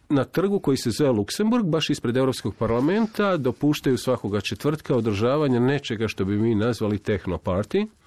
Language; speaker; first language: Croatian; native; Croatian